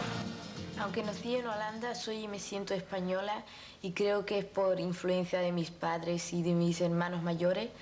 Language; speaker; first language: Spanish; early bilingual, heritage; Spanish